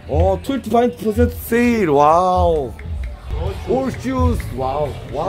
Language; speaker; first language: English; non-native, learner; Korean